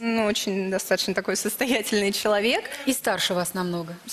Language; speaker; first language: Russian; native; Russian